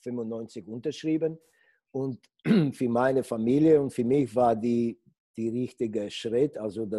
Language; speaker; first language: German; non-native, fluent; Polish